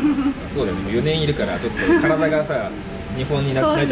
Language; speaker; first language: Japanese; native; Japanese